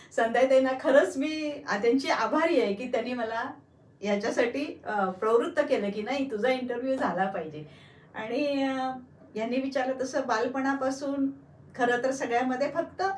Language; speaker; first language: Marathi; non-native, local second language; Gujarati